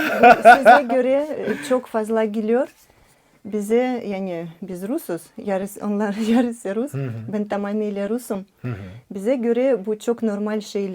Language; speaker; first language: Turkish; non-native, learner; Russian